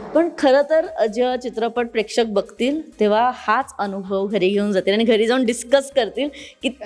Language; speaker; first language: Marathi; native; Marathi